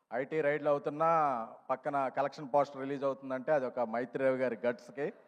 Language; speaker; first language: Telugu; native; Telugu